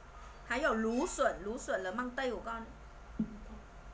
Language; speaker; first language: Chinese; non-native, fluent; Vietnamese